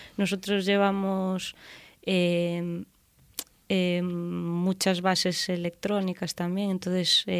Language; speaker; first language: Spanish; native; Spanish